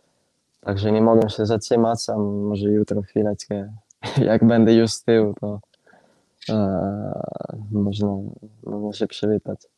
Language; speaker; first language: Polish; non-native, fluent; Italian